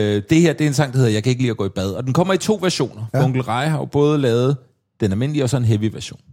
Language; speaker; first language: Danish; native; Danish